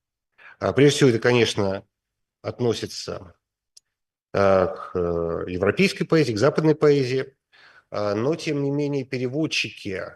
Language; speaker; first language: Russian; native; Russian